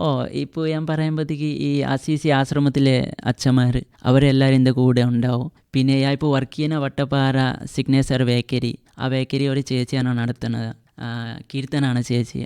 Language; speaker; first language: Malayalam; non-native, fluent; Assamese